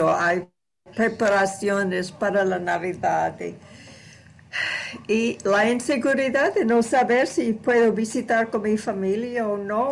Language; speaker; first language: Spanish; non-native, learner; English